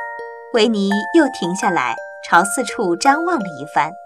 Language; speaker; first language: Chinese; native; Chinese